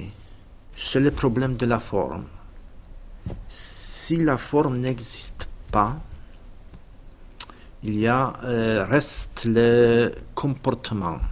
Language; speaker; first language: French; non-native, fluent; Polish